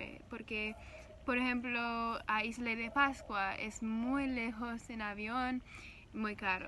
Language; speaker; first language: Spanish; non-native, learner; English